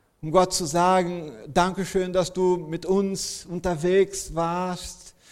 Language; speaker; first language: German; non-native, fluent; Portuguese